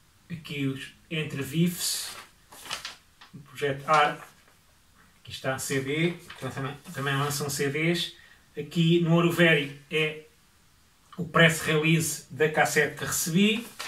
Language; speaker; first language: Portuguese; native; Portuguese